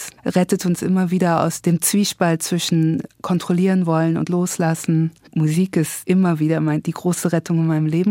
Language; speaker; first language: German; native; German